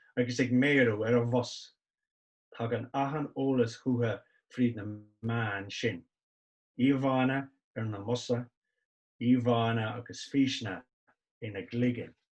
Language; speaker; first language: Irish; non-native, local second language; English